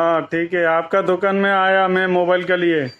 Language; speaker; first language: Hindi; non-native, learner; Bangla